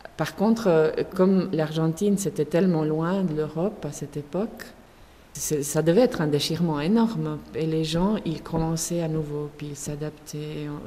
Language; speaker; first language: French; non-native, fluent; Spanish